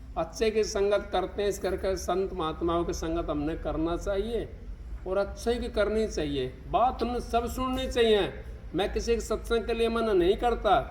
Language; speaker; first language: Hindi; native; Hindi